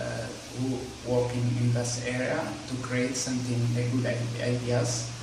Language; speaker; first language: English; non-native, learner; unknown